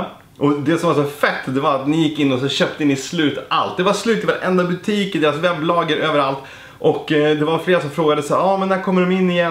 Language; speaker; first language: Swedish; native; Swedish